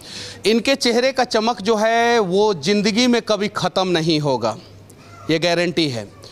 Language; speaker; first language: Hindi; native; Hindi